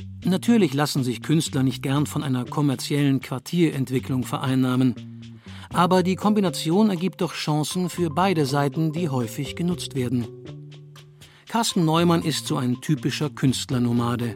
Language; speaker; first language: German; native; German